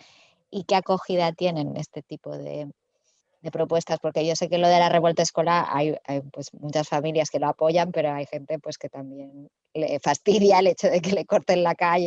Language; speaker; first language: Spanish; native; Spanish